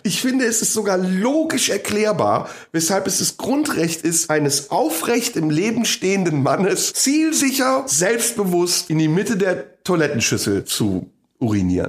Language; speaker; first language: German; native; German